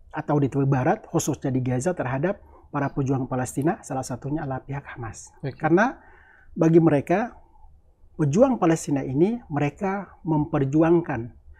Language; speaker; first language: Indonesian; native; Indonesian